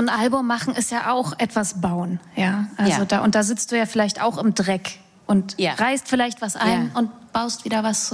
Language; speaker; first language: German; native; German